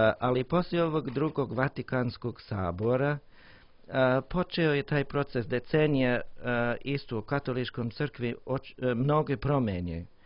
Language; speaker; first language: Croatian; non-native, learner; English